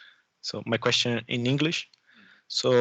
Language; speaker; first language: English; non-native, fluent; Portuguese